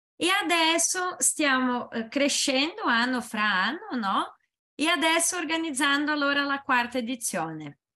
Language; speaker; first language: Italian; non-native, learner; Portuguese